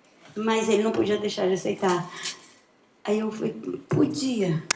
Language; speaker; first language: Portuguese; native; Portuguese